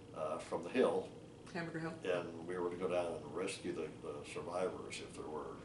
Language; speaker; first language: English; native; English